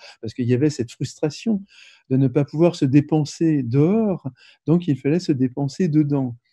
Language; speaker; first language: French; native; French